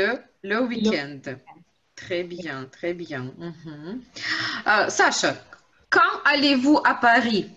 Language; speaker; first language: French; non-native, fluent; Russian